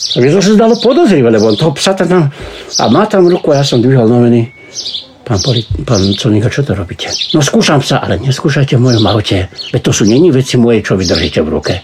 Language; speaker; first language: Slovak; early bilingual, heritage; Slovak